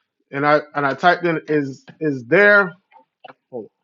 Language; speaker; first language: English; native; English